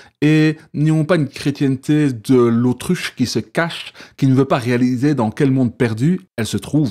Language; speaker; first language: French; native; French